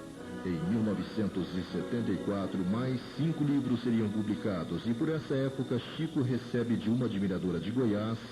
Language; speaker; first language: Portuguese; native; Portuguese